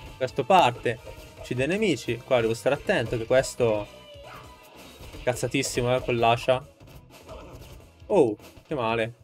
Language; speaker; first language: Italian; native; Italian